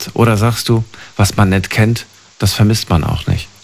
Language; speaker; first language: German; native; German